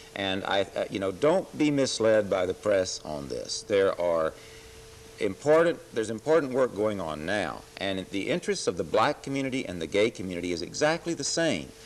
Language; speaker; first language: English; native; English